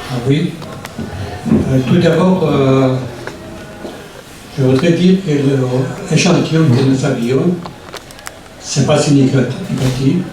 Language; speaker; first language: French; non-native, learner; Persian